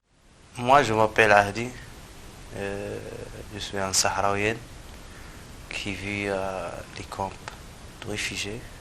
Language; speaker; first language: French; non-native, learner; Arabic